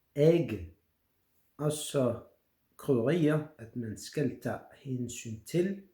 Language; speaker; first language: Danish; non-native, fluent; French